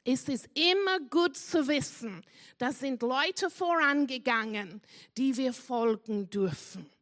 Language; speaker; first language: German; non-native, fluent; English